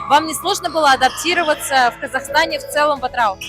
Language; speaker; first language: Russian; native; Russian